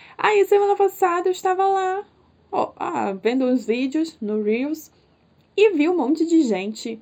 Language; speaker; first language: Portuguese; native; Portuguese